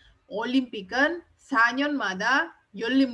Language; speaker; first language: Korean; non-native, fluent; Indonesian